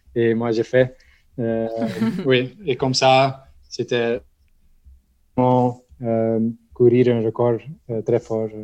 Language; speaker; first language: French; non-native, local second language; Dutch